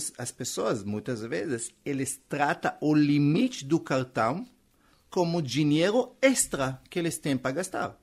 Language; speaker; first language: Portuguese; non-native, fluent; Hebrew